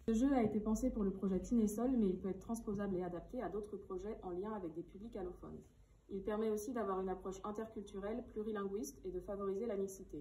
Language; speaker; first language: French; native; French